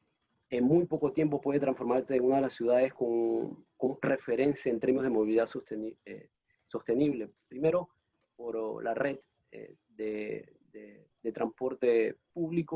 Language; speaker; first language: Spanish; native; Spanish